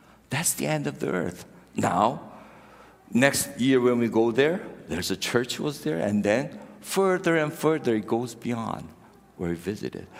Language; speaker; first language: English; non-native, fluent; Korean